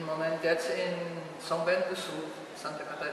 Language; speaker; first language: German; early bilingual, heritage; German